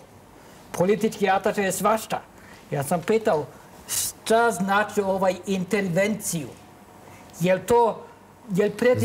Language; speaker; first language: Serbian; non-native, learner; Norwegian